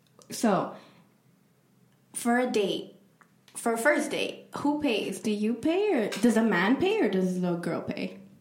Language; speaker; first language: English; early bilingual, other home language; Spanish